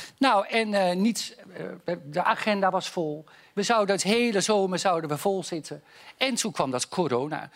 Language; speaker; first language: Dutch; native; Dutch